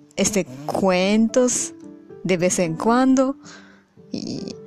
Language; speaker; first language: Spanish; non-native, fluent; Japanese